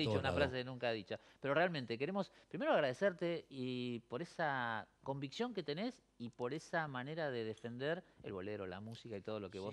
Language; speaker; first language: Spanish; native; Spanish